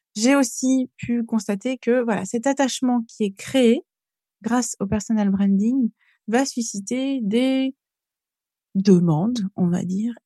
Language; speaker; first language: French; native; French